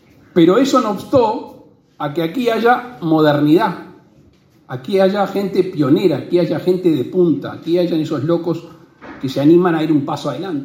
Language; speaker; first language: Spanish; native; Spanish